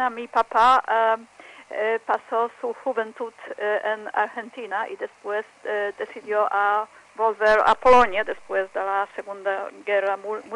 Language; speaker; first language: Spanish; non-native, fluent; Polish